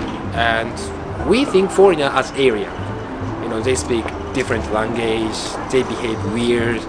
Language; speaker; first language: English; non-native, fluent; Japanese